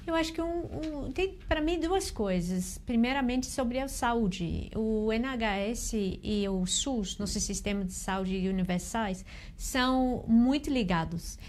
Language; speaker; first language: Portuguese; non-native, learner; English